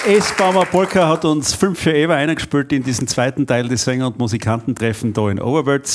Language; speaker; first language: German; native; German